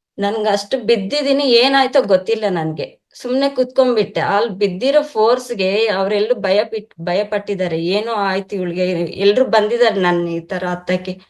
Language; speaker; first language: Kannada; non-native, local second language; Telugu